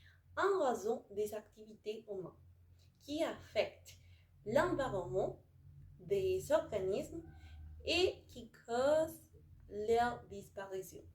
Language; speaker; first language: French; non-native, learner; Spanish